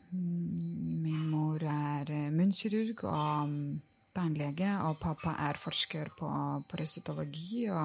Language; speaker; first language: Norwegian; non-native, fluent; Lithuanian